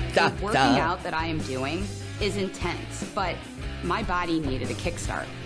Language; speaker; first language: English; native; English